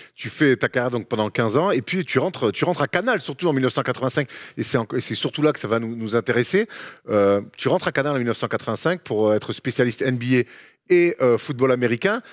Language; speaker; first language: French; native; French